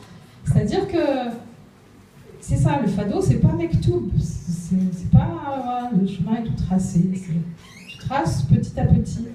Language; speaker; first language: French; native; French